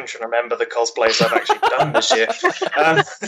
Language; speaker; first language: English; native; English